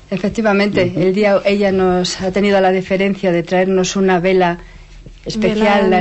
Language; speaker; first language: Spanish; native; Spanish